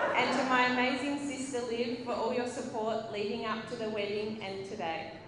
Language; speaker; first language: English; native; English